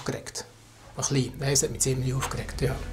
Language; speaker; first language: German; native; German